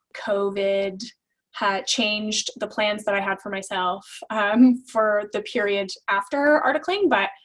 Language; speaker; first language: English; native; English